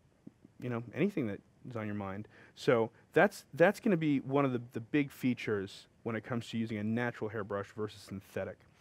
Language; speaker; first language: English; native; English